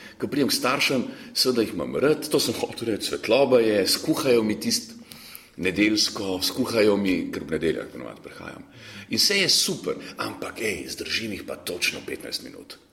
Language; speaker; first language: Slovenian; native; Slovenian